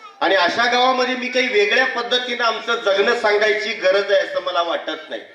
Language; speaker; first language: Marathi; native; Marathi